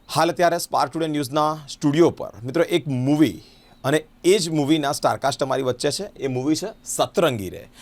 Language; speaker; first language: Gujarati; native; Gujarati